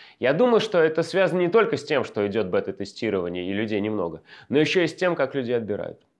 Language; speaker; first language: Russian; native; Russian